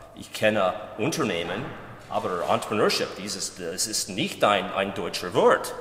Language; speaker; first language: German; non-native, learner; English